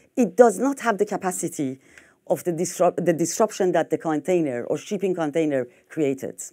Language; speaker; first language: English; non-native, fluent; French